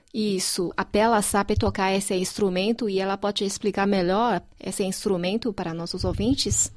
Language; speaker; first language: Portuguese; non-native, fluent; Chinese